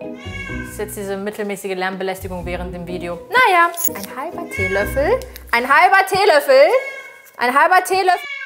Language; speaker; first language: German; native; German